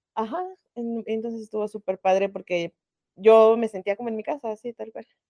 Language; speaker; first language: Spanish; native; Spanish